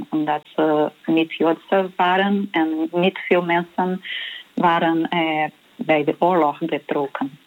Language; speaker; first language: Dutch; non-native, learner; Portuguese